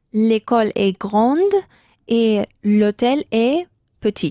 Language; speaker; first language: French; non-native, learner; Spanish